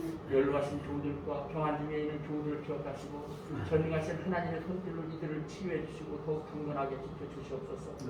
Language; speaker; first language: Korean; native; Korean